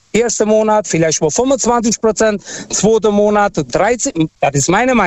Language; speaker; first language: German; non-native, fluent; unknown